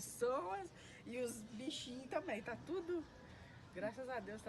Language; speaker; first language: Portuguese; native; Portuguese